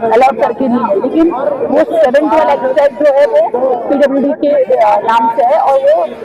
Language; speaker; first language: Hindi; non-native, local second language; Marathi